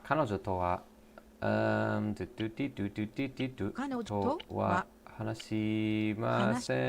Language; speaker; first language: Japanese; non-native, learner; English